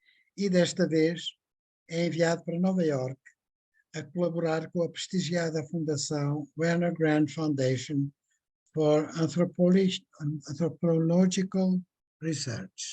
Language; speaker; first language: Portuguese; native; Portuguese